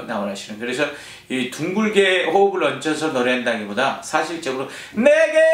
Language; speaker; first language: Korean; native; Korean